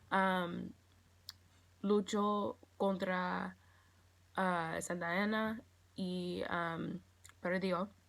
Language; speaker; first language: Spanish; non-native, learner; English